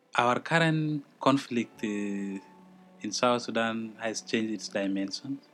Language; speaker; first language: English; non-native, fluent; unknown